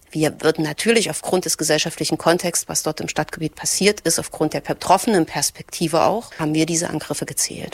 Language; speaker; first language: German; native; German